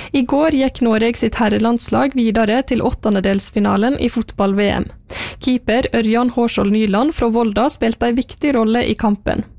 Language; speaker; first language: Norwegian; native; Norwegian